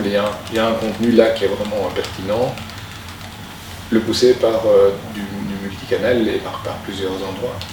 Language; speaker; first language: French; native; French